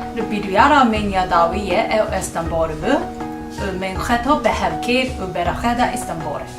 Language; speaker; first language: Kurdish; non-native, learner; Japanese